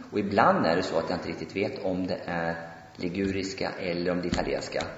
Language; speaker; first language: Swedish; native; Swedish